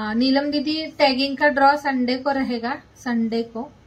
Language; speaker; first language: Hindi; non-native, local second language; Marathi